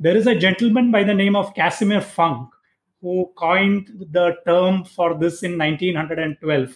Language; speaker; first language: English; non-native, local second language; Malayalam